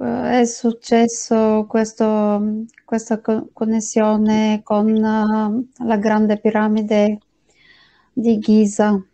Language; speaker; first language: Italian; non-native, fluent; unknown